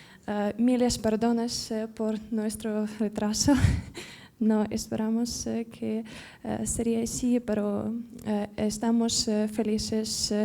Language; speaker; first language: Spanish; non-native, fluent; Ukrainian